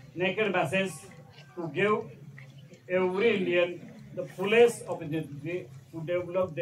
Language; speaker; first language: English; non-native, local second language; Marathi